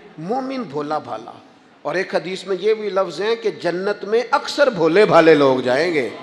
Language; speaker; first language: Urdu; non-native, local second language; Punjabi